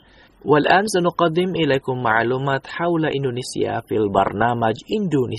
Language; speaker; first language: Arabic; non-native, fluent; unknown